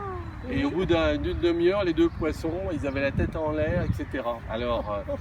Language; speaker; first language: French; native; French